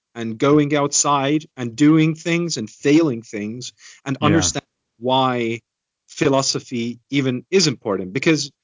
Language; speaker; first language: English; non-native, fluent; Estonian